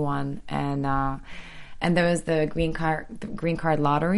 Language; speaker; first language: English; early bilingual, other home language; Polish